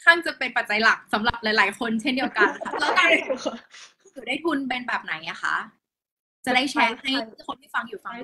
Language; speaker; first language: Thai; native; Thai